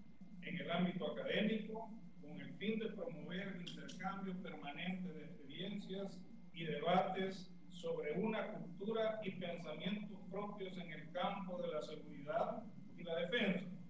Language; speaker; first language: Spanish; native; Spanish